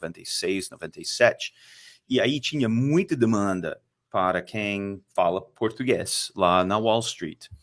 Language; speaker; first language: Portuguese; non-native, fluent; English